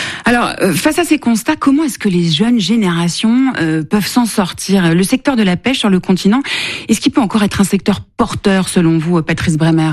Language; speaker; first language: French; native; French